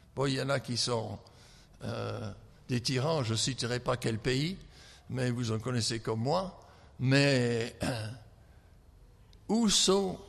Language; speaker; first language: French; non-native, fluent; English